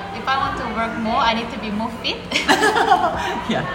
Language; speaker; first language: English; non-native, fluent; Korean